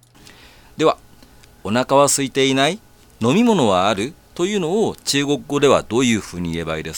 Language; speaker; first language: Japanese; native; Japanese